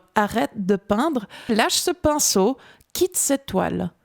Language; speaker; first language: French; non-native, fluent; English